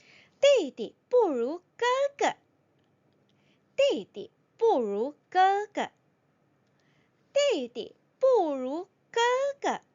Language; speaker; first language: Chinese; non-native, fluent; Korean